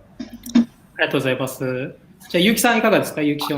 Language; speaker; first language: Japanese; native; Japanese